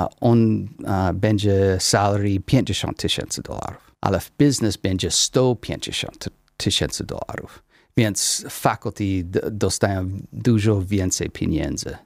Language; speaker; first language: Polish; non-native, learner; English